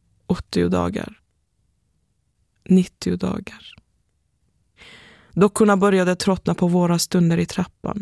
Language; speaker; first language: Swedish; early bilingual, other home language; Persian